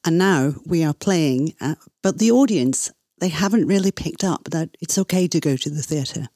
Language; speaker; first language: English; non-native, fluent; Danish